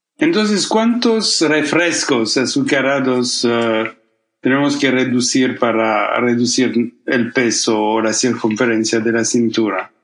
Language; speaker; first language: Spanish; non-native, fluent; French